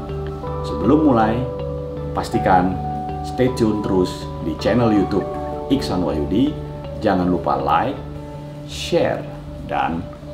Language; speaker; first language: Indonesian; native; Indonesian